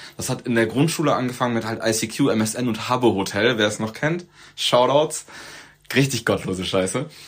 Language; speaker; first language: German; early bilingual, other home language; Turkish